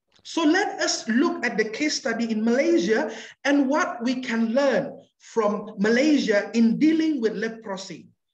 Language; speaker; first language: English; non-native, local second language; Malay